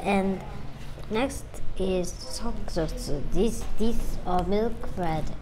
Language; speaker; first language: English; non-native, learner; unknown